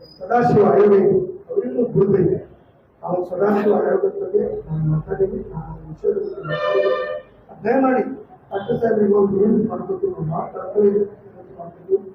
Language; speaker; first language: Kannada; non-native, local second language; Lambadi